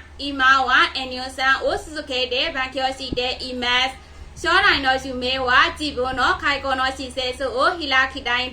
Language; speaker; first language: Japanese; non-native, learner; Burmese